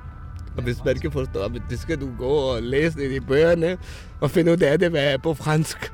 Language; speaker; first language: Danish; non-native, fluent; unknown